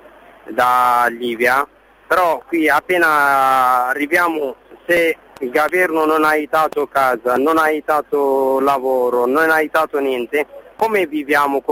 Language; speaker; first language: Italian; non-native, learner; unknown